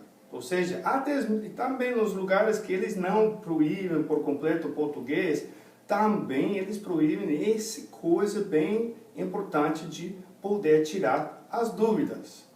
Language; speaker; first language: Portuguese; non-native, fluent; English